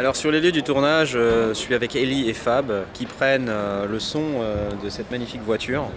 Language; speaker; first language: French; native; French